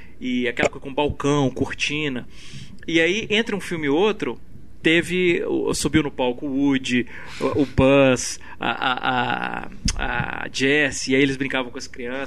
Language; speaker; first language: Portuguese; native; Portuguese